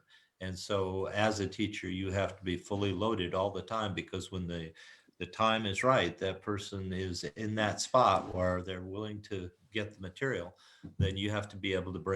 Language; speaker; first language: English; native; English